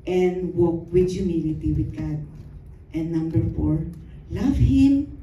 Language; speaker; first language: English; non-native, local second language; Filipino